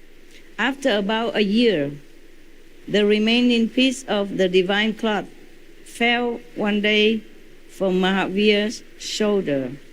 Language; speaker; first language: English; non-native, fluent; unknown